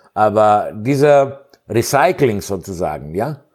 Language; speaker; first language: German; non-native, fluent; Greek